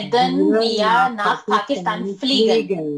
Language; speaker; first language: German; non-native, learner; Urdu